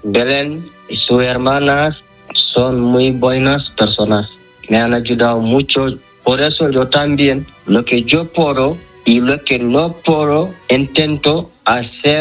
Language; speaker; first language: Spanish; non-native, learner; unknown